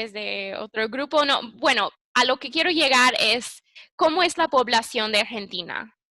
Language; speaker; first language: Spanish; early bilingual, heritage; English